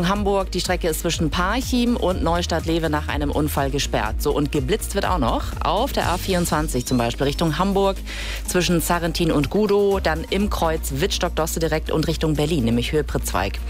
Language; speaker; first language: German; native; German